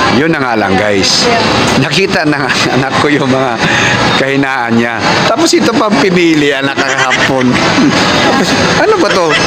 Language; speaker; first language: Filipino; non-native, local second language; Cebuano